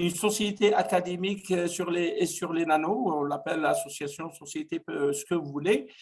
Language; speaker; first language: French; non-native, local second language; Arabic